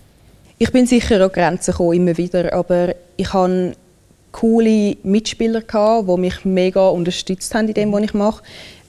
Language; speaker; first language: German; early bilingual, other home language; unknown